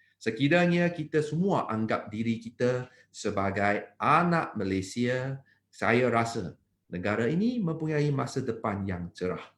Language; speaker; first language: Malay; non-native, local second language; Chinese